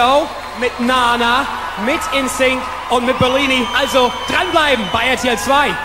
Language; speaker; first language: German; native; German